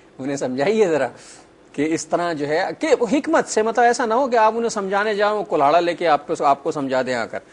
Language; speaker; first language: Urdu; native; Urdu